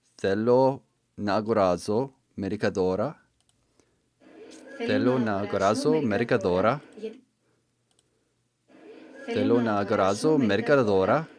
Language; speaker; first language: Greek; non-native, learner; English